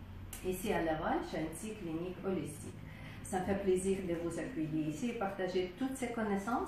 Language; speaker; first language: French; non-native, fluent; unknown